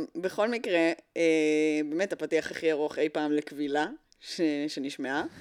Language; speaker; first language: Hebrew; early bilingual, other home language; English